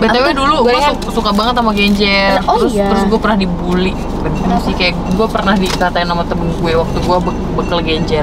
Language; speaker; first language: Indonesian; native; Indonesian